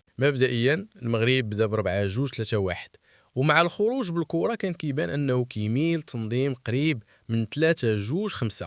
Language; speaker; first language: Arabic; native; Arabic